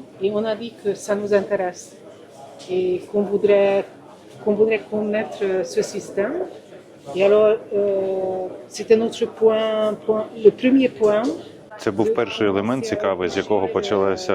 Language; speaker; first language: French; non-native, fluent; Ukrainian